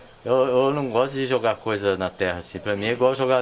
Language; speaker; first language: Portuguese; native; Portuguese